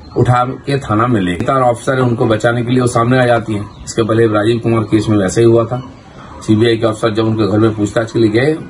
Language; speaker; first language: Hindi; non-native, local second language; Bangla